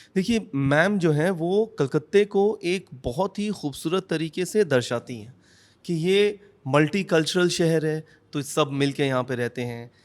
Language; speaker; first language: Hindi; native; Hindi